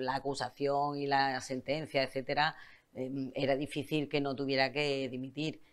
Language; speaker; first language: Spanish; native; Spanish